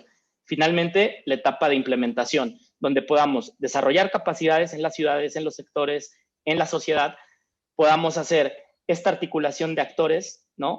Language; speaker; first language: Spanish; native; Spanish